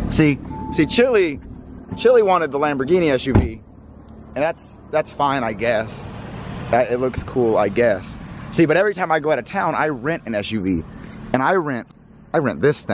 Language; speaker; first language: English; native; English